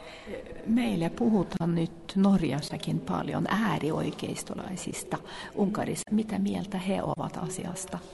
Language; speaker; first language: Finnish; non-native, fluent; Norwegian